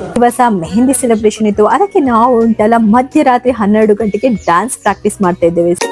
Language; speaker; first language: Kannada; non-native, local second language; Tulu